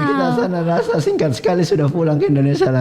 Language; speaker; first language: Indonesian; native; Indonesian